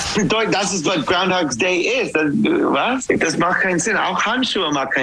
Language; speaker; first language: German; non-native, learner; English